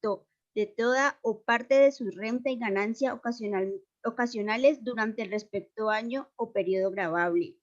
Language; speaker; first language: Spanish; native; Spanish